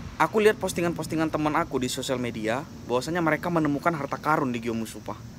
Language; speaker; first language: Indonesian; native; Indonesian